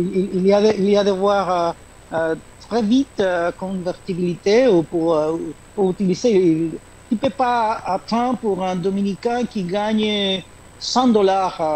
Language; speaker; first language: French; non-native, fluent; Spanish